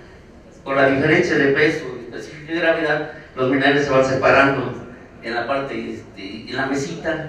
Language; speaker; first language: Spanish; native; Spanish